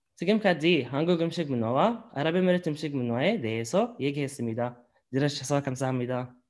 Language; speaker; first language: Korean; non-native, learner; Arabic